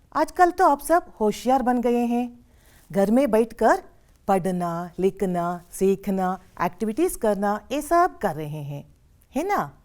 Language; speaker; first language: Hindi; non-native, local second language; Kannada